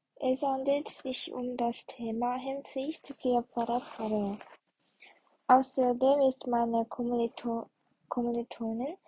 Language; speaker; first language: German; non-native, learner; Korean